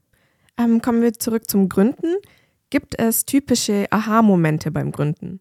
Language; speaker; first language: German; native; German